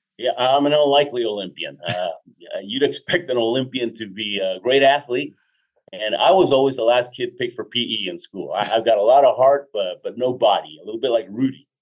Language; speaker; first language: English; early bilingual, other home language; Spanish